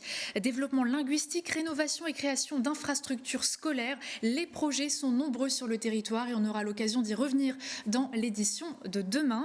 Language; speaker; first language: French; native; French